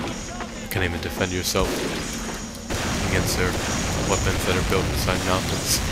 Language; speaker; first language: English; native; English